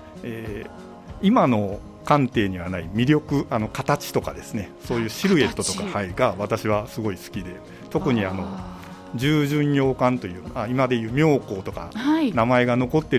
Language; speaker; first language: Japanese; native; Japanese